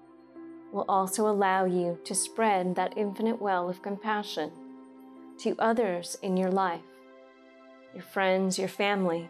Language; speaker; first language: English; native; English